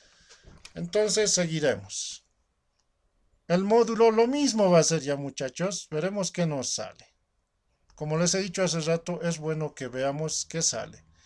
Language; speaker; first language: Spanish; native; Spanish